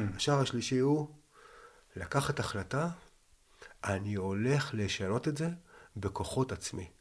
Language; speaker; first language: Hebrew; native; Hebrew